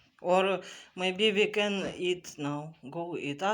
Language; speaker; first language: English; non-native, learner; Russian